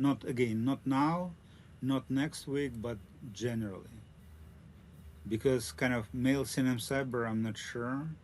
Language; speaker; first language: English; non-native, learner; Russian